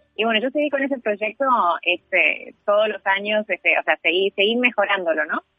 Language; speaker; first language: Spanish; native; Spanish